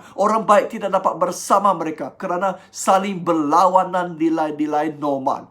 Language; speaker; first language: Malay; non-native, local second language; Chinese